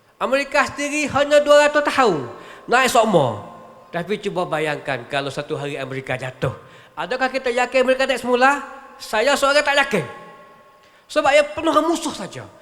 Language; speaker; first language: Malay; native; Malay